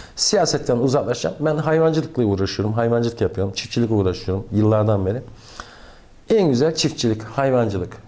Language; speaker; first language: Turkish; native; Turkish